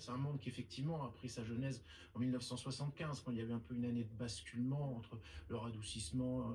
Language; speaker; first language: French; native; French